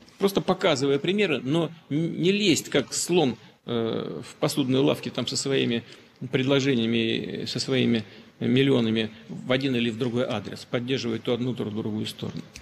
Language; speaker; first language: Russian; native; Russian